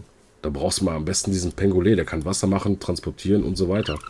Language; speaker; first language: German; native; German